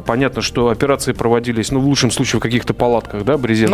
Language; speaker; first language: Russian; native; Russian